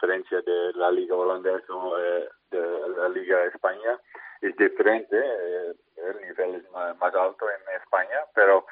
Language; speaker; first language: Spanish; non-native, fluent; Dutch